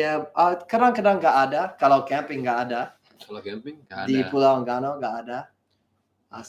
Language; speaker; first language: Indonesian; non-native, learner; English